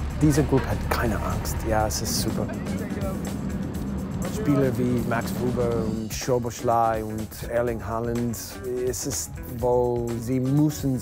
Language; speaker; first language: German; non-native, learner; English